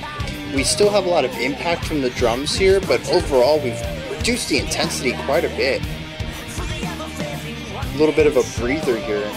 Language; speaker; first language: English; native; English